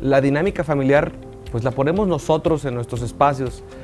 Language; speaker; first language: Spanish; native; Spanish